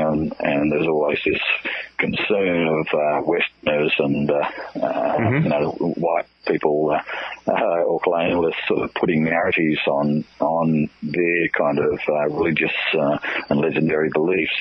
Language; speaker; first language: English; native; English